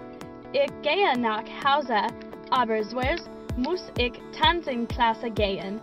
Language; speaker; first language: German; non-native, learner; English